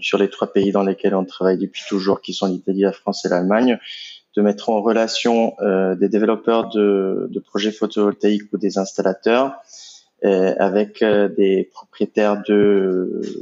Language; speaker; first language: French; non-native, fluent; Italian